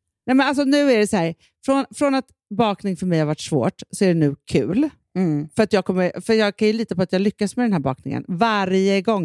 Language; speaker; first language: Swedish; native; Swedish